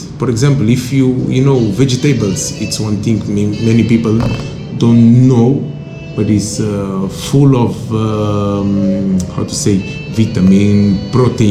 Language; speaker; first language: English; non-native, local second language; Kabuverdianu